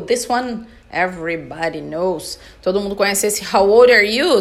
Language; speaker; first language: English; non-native, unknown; Portuguese